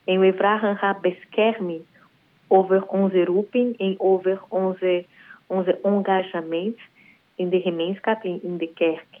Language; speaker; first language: Dutch; non-native, learner; Portuguese